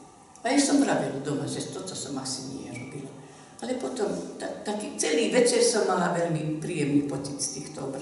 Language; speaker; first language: Slovak; non-native, local second language; Hungarian